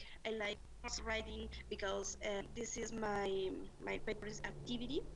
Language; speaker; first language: English; non-native, learner; Spanish